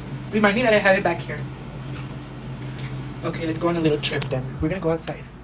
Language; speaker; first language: English; early bilingual, other home language; Spanish